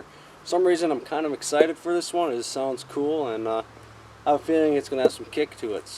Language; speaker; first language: English; native; English